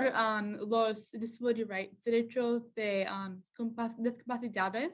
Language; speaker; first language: Spanish; non-native, learner; English